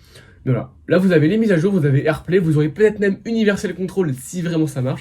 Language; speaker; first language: French; native; French